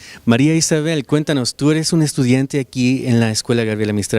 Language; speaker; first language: Spanish; native; Spanish